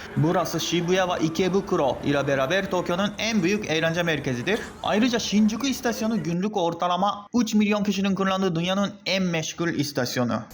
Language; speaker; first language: Turkish; non-native, fluent; Japanese